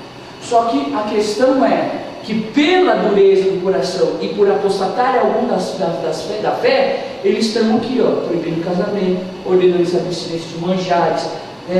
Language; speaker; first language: Portuguese; native; Portuguese